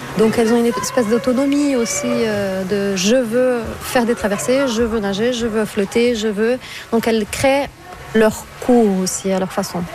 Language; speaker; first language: French; non-native, fluent; Portuguese